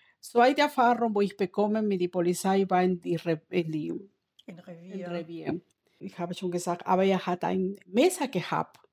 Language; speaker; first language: German; non-native, learner; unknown